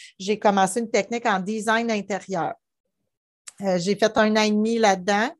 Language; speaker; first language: French; native; French